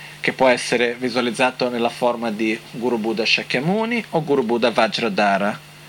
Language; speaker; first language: Italian; non-native, fluent; Portuguese